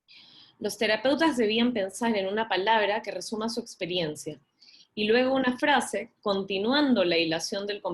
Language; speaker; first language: Spanish; native; Spanish